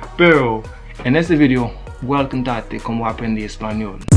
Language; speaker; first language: Spanish; non-native, learner; Haitian Creole